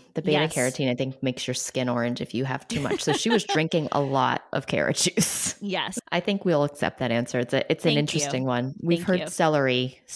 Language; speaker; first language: English; native; English